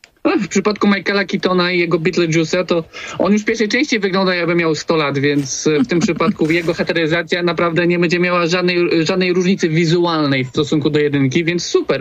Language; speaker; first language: Polish; native; Polish